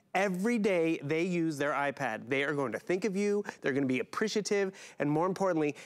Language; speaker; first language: English; native; English